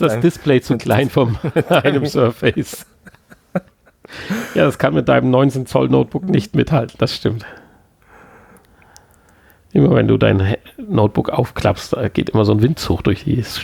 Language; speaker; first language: German; native; German